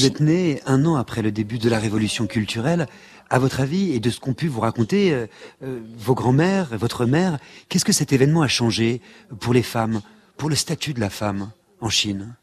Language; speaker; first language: French; native; French